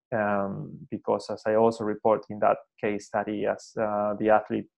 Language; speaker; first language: English; non-native, fluent; Spanish